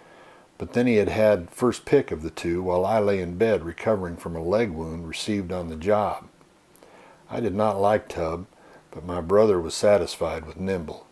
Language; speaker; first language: English; native; English